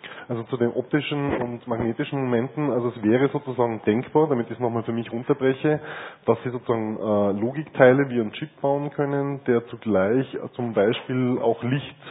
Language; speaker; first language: German; native; German